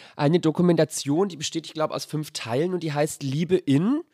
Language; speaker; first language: German; native; German